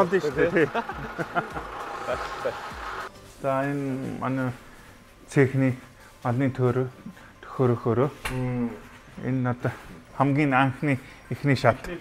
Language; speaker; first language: Mongolian; non-native, fluent; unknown